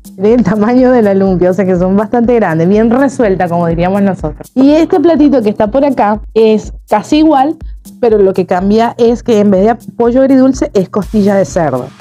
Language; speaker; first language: Spanish; native; Spanish